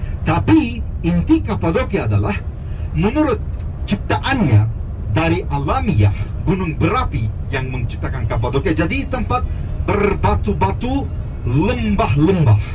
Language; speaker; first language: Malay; non-native, fluent; Turkish